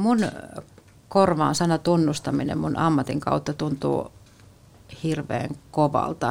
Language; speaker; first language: Finnish; native; Finnish